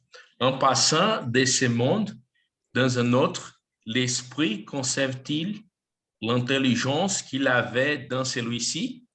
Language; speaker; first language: French; non-native, learner; Portuguese